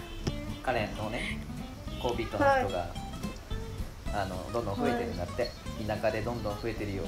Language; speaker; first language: Japanese; native; Japanese